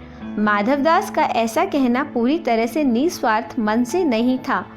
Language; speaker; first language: Hindi; native; Hindi